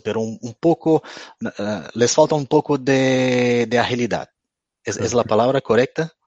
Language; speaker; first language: Spanish; non-native, fluent; Portuguese